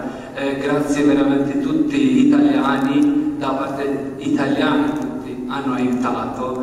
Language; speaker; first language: Italian; non-native, learner; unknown